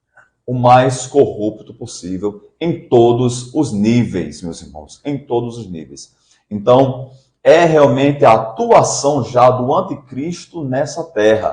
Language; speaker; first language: Portuguese; native; Portuguese